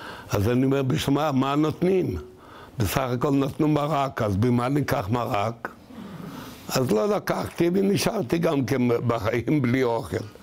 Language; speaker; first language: Hebrew; non-native, fluent; Yiddish